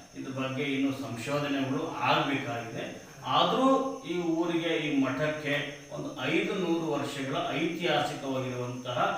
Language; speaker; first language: Kannada; native; Kannada